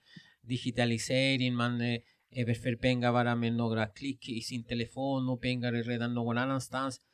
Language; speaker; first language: Swedish; non-native, fluent; Spanish